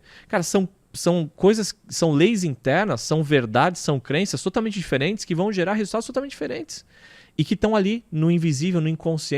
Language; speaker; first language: Portuguese; native; Portuguese